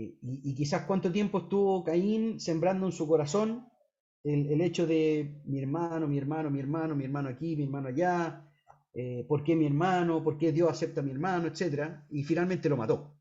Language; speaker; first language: Spanish; native; Spanish